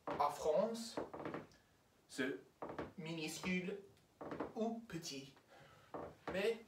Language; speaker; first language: French; non-native, learner; English